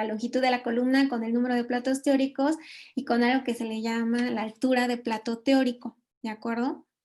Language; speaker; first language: Spanish; native; Spanish